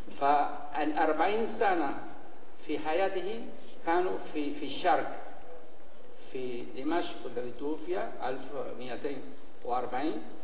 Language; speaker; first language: Arabic; non-native, fluent; Spanish